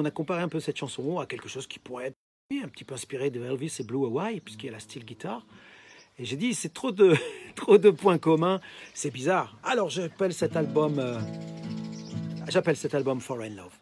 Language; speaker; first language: French; native; French